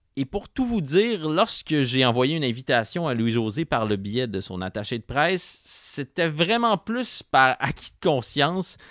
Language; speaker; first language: French; native; French